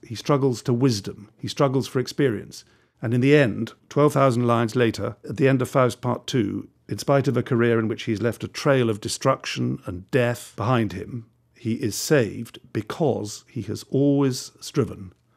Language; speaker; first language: English; native; English